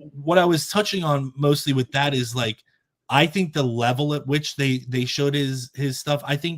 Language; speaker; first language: English; native; English